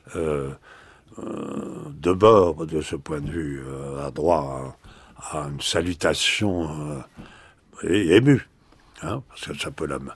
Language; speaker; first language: French; native; French